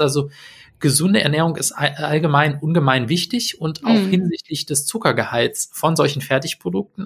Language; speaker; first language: German; native; German